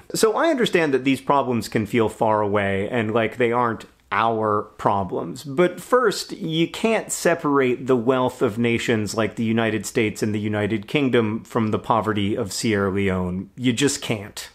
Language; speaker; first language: English; native; English